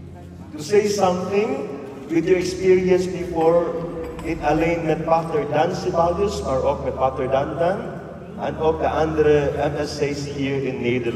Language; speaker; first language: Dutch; non-native, learner; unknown